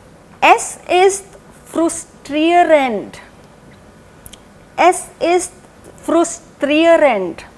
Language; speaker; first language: German; non-native, fluent; Hindi